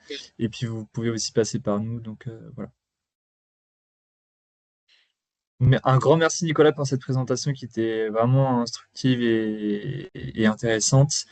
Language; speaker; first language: French; native; French